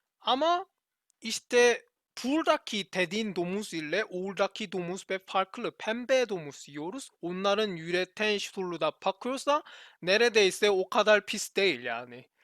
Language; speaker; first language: Turkish; non-native, learner; Korean